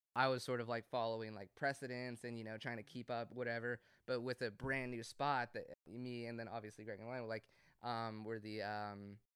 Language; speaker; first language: English; native; English